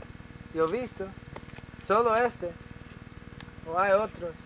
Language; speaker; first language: Spanish; non-native, learner; English